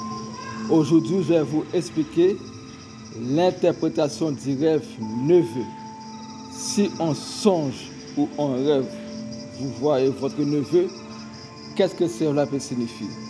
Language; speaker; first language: French; non-native, local second language; Haitian Creole